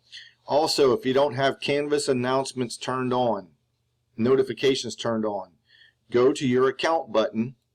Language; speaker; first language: English; native; English